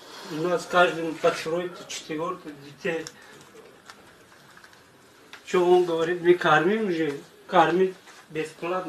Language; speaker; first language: Russian; non-native, learner; Tajik